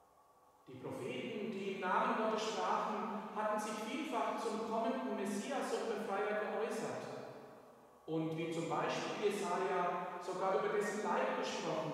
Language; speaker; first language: German; native; German